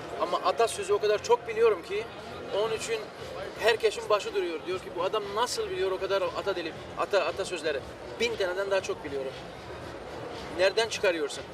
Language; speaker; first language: Turkish; early bilingual, heritage; Turkish